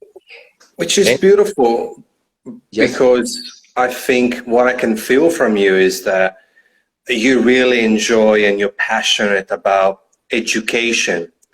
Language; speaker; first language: English; non-native, fluent; Italian